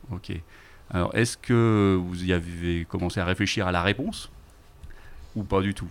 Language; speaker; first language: French; native; French